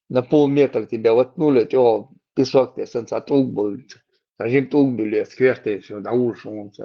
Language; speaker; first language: Russian; non-native, local second language; Chechen